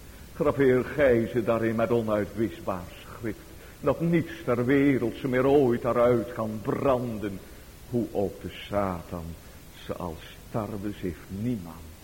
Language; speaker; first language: Dutch; native; Dutch